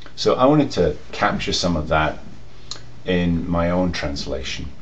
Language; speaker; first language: English; native; English